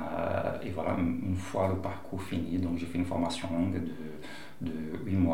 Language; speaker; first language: French; non-native, fluent; Portuguese